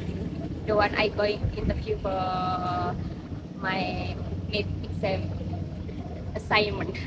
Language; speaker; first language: English; non-native, learner; Indonesian